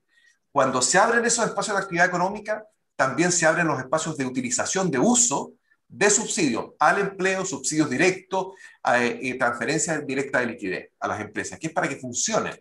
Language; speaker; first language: Spanish; native; Spanish